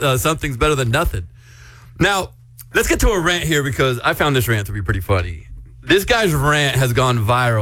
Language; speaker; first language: English; native; English